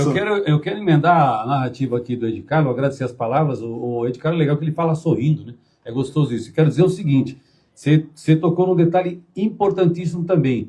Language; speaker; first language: Portuguese; native; Portuguese